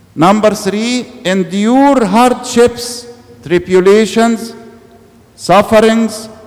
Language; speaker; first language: English; non-native, fluent; Arabic